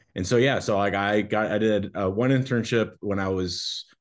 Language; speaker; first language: English; native; English